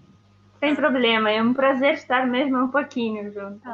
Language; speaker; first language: Portuguese; non-native, fluent; Russian